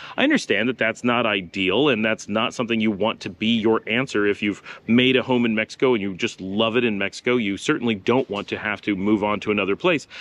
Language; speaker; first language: English; native; English